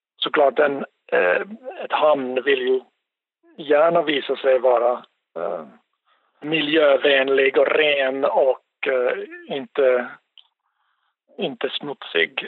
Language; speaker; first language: Swedish; non-native, local second language; Finnish